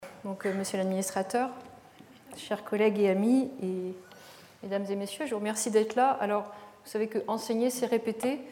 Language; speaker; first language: French; native; French